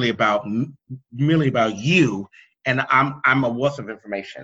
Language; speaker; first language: English; native; English